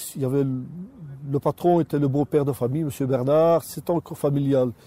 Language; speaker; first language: French; native; French